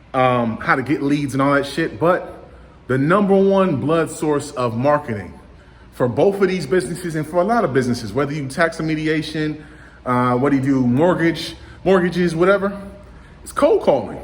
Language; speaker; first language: English; native; English